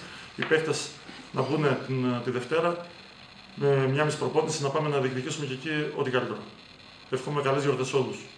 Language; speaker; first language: Greek; native; Greek